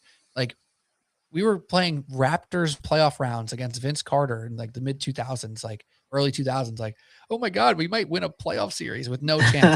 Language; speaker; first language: English; native; English